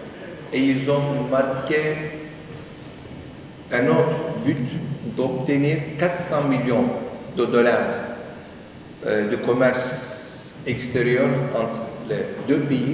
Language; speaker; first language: French; non-native, fluent; Turkish